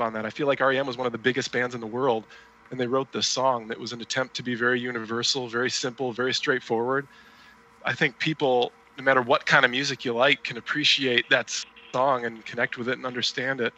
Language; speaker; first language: English; native; English